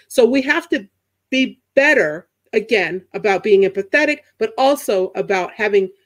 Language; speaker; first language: English; native; English